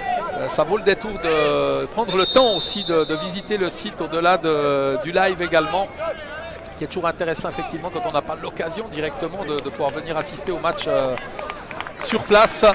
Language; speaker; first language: French; native; French